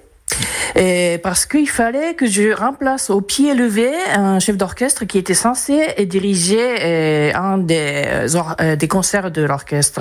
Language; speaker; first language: French; non-native, fluent; Japanese